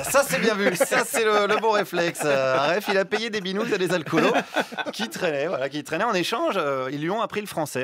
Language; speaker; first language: French; native; French